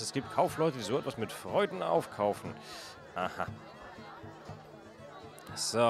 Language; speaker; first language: German; native; German